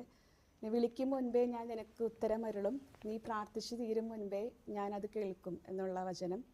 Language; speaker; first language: Malayalam; native; Malayalam